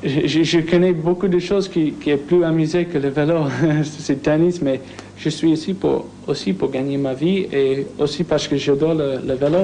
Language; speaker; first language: French; non-native, learner; English